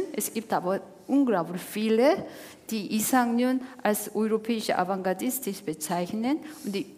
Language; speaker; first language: German; non-native, fluent; Korean